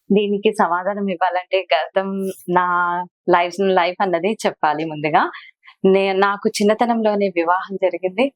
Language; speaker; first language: Telugu; non-native, local second language; Kannada